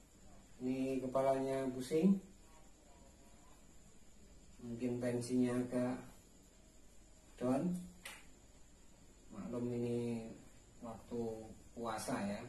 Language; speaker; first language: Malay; non-native, local second language; Javanese